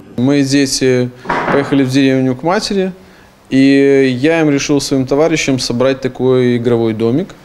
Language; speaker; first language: Russian; native; Russian